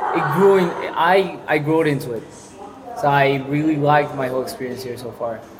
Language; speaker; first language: English; non-native, fluent; Spanish